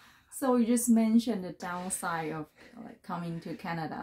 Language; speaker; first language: English; non-native, learner; Chinese